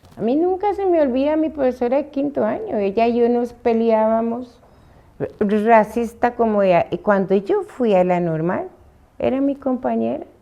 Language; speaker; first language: Spanish; non-native, local second language; English